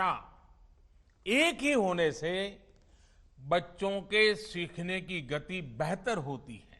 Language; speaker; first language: Hindi; non-native, local second language; Gujarati